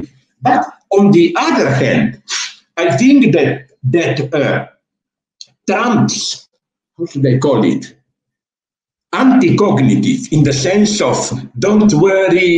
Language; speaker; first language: English; non-native, fluent; Slovenian